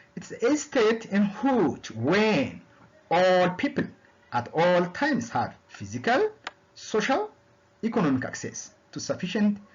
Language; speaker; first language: English; non-native, local second language; Amharic